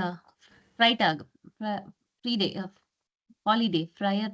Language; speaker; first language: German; non-native, learner; Tamil